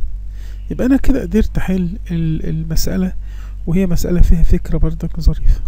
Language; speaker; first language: Arabic; native; Arabic